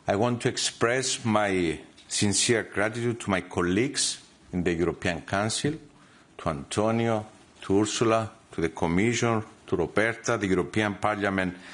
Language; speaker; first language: English; non-native, fluent; Greek